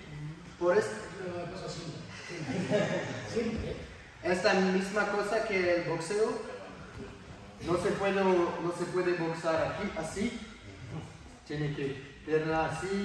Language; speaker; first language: Spanish; non-native, learner; French